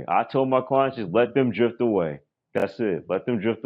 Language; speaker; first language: English; native; English